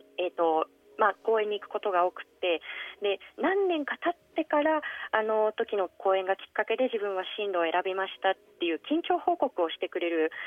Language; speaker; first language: Japanese; native; Japanese